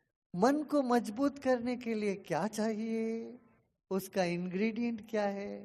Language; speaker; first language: Hindi; non-native, local second language; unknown